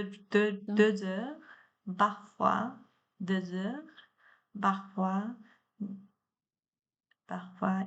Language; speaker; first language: French; non-native, learner; Chinese